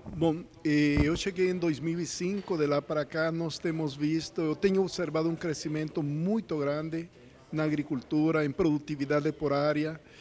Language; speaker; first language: Portuguese; non-native, fluent; Spanish